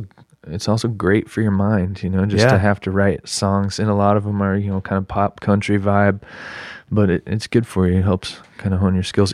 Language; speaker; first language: English; native; English